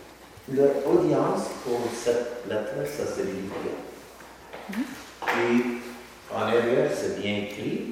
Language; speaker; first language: French; non-native, learner; English